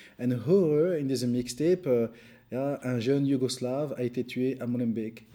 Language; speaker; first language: Dutch; non-native, local second language; French